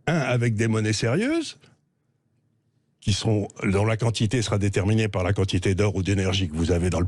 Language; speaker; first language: French; native; French